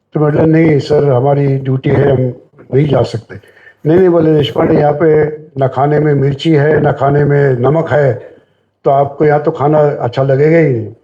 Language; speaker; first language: Hindi; non-native, local second language; Marathi